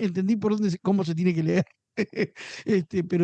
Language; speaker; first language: Spanish; native; Spanish